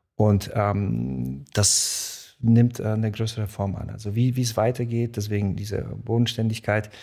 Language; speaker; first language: German; early bilingual, other home language; Polish